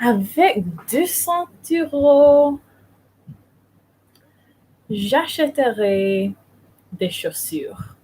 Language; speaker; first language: French; non-native, learner; English